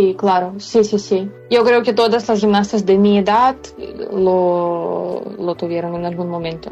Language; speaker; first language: Spanish; non-native, fluent; Ukrainian